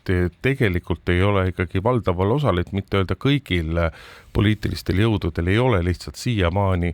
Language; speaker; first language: Estonian; native; Estonian